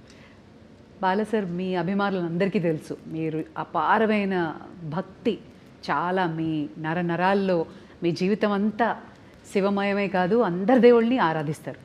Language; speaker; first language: Telugu; native; Telugu